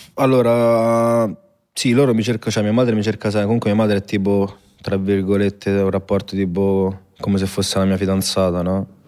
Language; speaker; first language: Italian; native; Italian